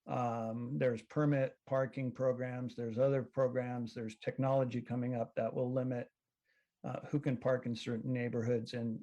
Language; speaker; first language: English; native; English